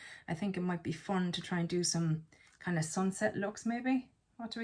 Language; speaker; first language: English; native; English